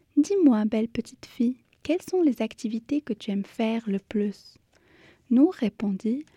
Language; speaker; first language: French; native; French